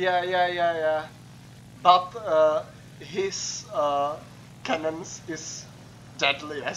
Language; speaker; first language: English; non-native, learner; Czech